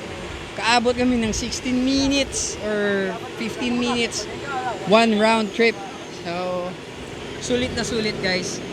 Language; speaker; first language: Filipino; native; Filipino